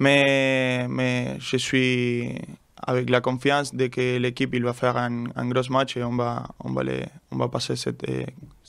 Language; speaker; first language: French; non-native, learner; Spanish